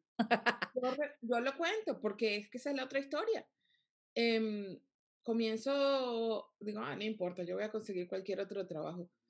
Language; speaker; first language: Spanish; native; Spanish